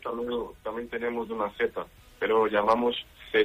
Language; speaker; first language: Spanish; non-native, learner; Portuguese